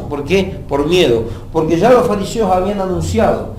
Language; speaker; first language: Spanish; native; Spanish